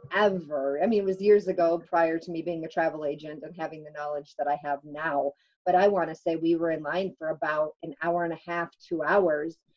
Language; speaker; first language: English; native; English